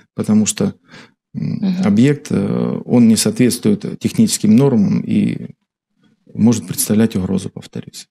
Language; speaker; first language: Russian; native; Russian